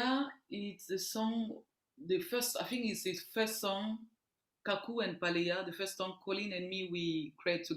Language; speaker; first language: English; non-native, learner; French